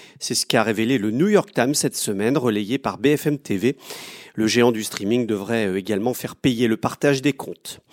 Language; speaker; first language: French; native; French